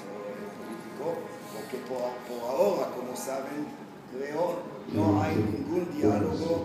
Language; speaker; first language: Spanish; non-native, fluent; Hebrew